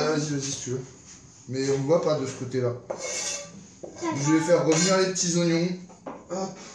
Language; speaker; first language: French; native; French